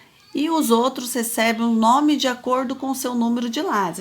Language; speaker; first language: Portuguese; native; Portuguese